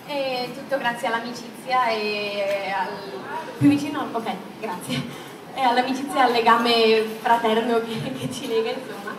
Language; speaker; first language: Italian; native; Italian